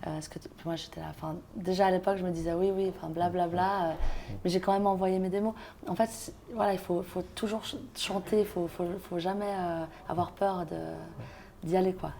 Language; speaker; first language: French; native; French